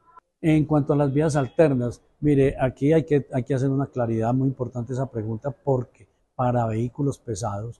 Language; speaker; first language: Spanish; native; Spanish